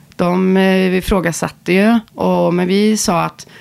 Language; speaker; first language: Swedish; native; Swedish